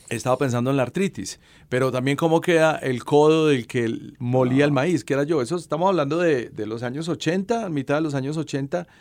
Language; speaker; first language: Spanish; native; Spanish